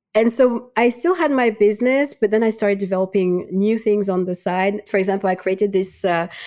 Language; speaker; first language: English; non-native, fluent; Malagasy